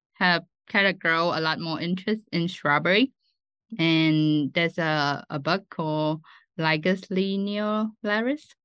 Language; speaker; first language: English; non-native, fluent; Vietnamese